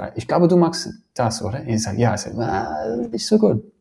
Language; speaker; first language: German; non-native, fluent; English